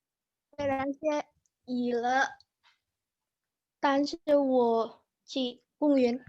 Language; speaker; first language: Chinese; non-native, learner; Indonesian